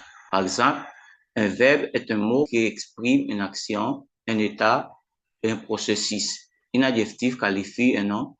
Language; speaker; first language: French; non-native, fluent; Spanish